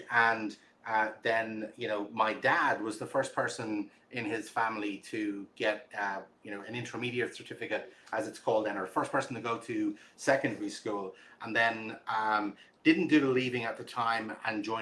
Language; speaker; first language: English; native; English